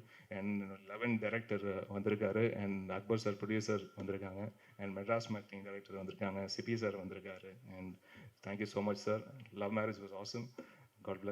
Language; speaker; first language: Tamil; native; Tamil